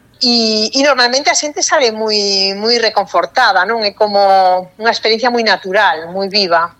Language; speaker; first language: Galician; native; Galician